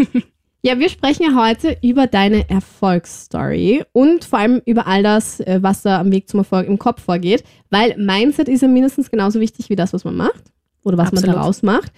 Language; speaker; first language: German; native; German